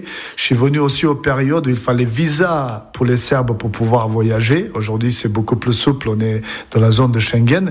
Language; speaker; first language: French; non-native, fluent; Serbian